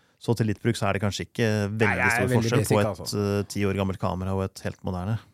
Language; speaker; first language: Norwegian; native; Norwegian